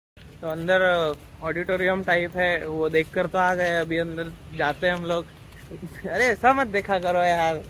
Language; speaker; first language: Hindi; native; Hindi